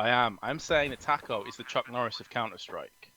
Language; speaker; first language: English; native; English